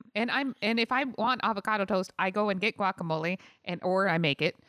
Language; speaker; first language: English; native; English